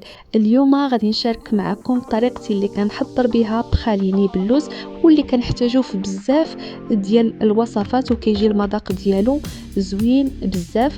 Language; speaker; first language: Arabic; native; Arabic